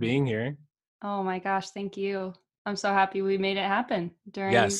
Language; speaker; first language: English; early bilingual, other home language; Portuguese